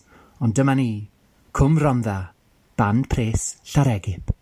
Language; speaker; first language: Welsh; native; Welsh